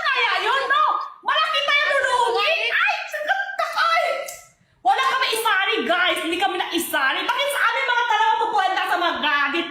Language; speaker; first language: Filipino; non-native, learner; Chinese